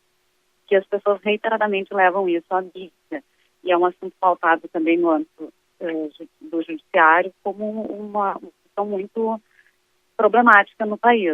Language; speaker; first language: Portuguese; native; Portuguese